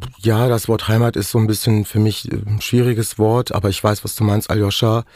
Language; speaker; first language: German; non-native, local second language; Romany